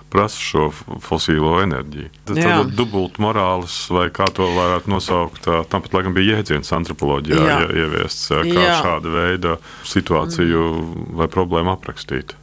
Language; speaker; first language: Latvian; native; Latvian